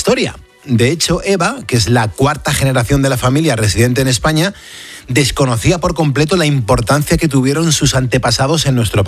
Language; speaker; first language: Spanish; native; Spanish